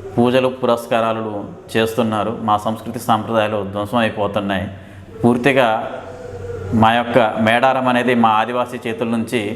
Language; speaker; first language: Telugu; native; Telugu